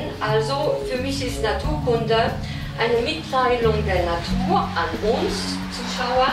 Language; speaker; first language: German; non-native, fluent; French